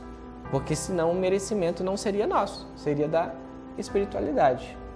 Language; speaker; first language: Portuguese; native; Portuguese